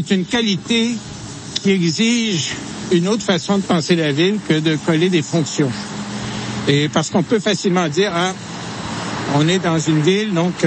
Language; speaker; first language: French; native; French